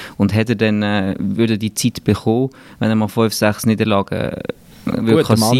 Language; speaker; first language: German; native; German